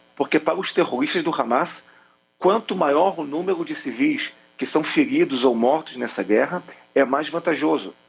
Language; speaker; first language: Portuguese; native; Portuguese